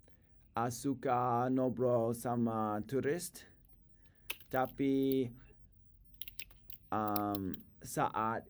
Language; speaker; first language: Indonesian; non-native, learner; English